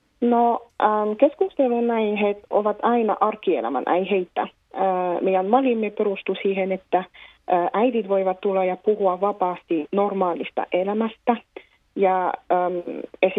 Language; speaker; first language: Finnish; non-native, fluent; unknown